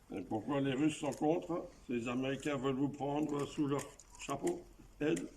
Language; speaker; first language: French; native; French